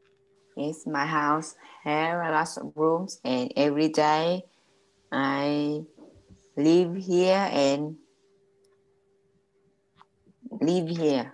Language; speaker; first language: English; non-native, learner; Vietnamese